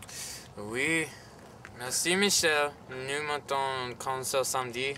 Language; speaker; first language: French; non-native, learner; English